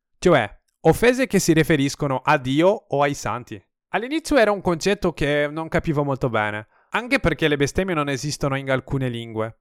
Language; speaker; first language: Italian; non-native, fluent; Portuguese